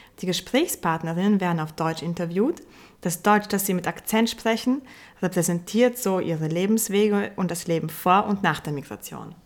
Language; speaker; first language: German; early bilingual, other home language; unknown